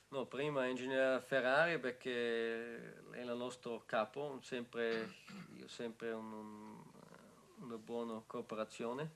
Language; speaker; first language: Italian; non-native, learner; German